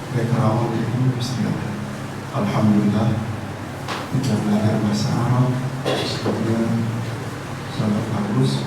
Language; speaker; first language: Malay; native; Malay